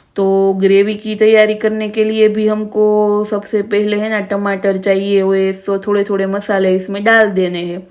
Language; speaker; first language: Hindi; non-native, local second language; Gujarati